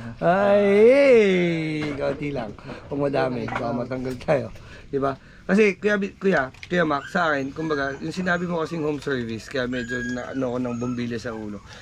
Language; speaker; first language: Filipino; non-native, local second language; Waray